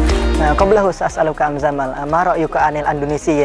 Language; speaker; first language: Arabic; non-native, learner; Indonesian